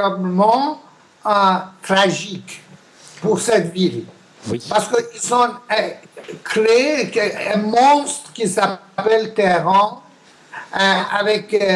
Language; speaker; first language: French; non-native, learner; Persian